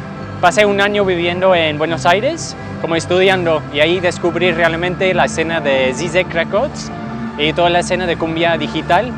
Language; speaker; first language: Spanish; non-native, fluent; English